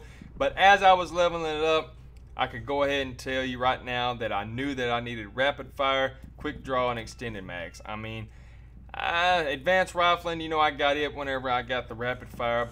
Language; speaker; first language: English; native; English